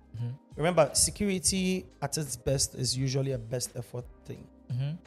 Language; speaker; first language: English; non-native, local second language; Akan